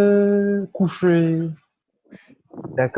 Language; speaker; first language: French; non-native, fluent; Portuguese